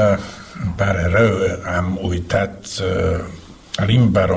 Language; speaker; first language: Romanian; non-native, fluent; Slovak